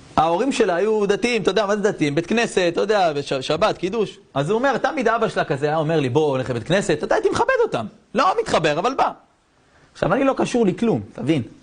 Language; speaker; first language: Hebrew; native; Hebrew